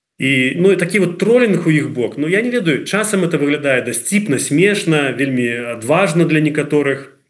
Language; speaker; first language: Belarusian; non-native, local second language; Russian